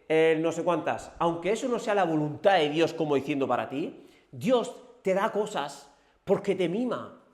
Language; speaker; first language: Spanish; native; Spanish